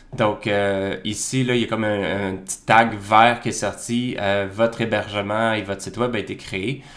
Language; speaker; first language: French; native; French